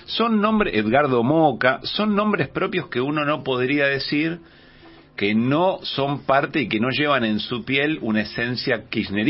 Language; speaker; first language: Spanish; native; Spanish